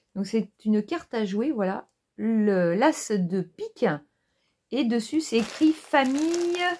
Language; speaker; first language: French; native; French